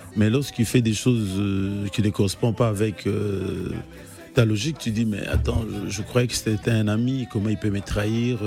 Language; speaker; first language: French; non-native, local second language; Lingala